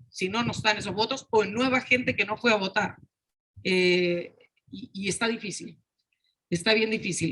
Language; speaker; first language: Spanish; native; Spanish